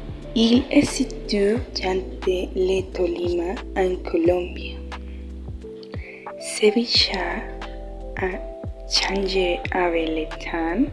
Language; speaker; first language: French; non-native, learner; Spanish